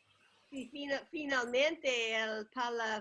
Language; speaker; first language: Spanish; non-native, learner; English